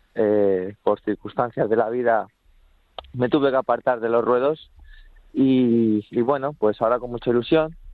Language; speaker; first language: Spanish; native; Spanish